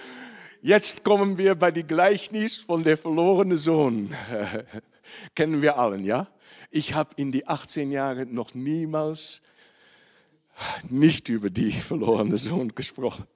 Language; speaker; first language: German; non-native, learner; Dutch